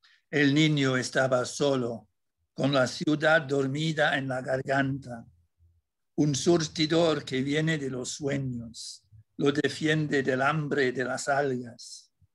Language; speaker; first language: Spanish; non-native, fluent; English